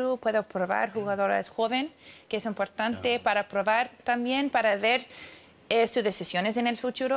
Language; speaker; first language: Spanish; early bilingual, heritage; English